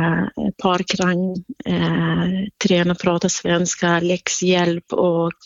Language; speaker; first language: Swedish; non-native, fluent; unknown